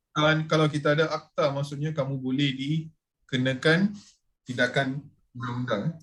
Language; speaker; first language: Malay; non-native, local second language; Tamil